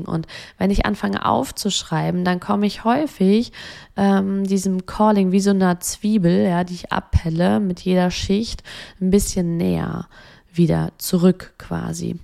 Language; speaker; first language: German; native; German